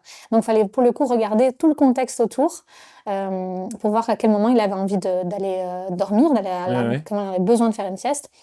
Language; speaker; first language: French; native; French